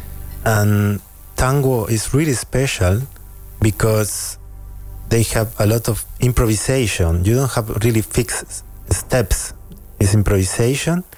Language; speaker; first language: English; non-native, fluent; Spanish